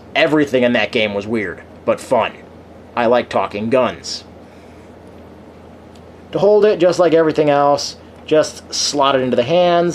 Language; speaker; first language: English; native; English